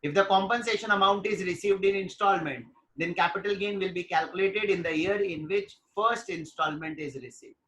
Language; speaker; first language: English; non-native, local second language; Hindi